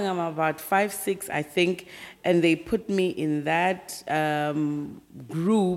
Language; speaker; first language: English; non-native, local second language; Tsonga